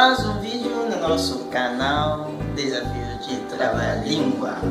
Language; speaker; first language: Portuguese; non-native, local second language; Haitian Creole